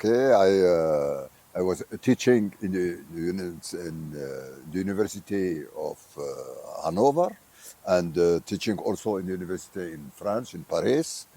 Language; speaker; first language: English; non-native, fluent; Arabic